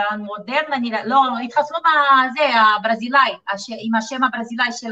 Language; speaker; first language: Hebrew; non-native, fluent; Portuguese